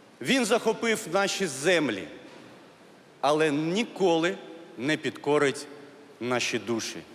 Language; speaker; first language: Ukrainian; non-native, local second language; Crimean Tatar